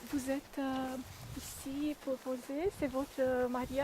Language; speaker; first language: French; non-native, fluent; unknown